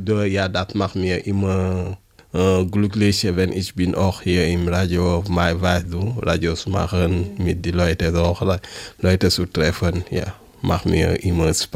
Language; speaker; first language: German; non-native, learner; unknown